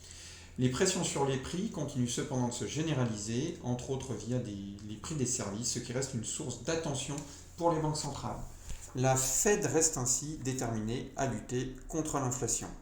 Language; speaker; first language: French; native; French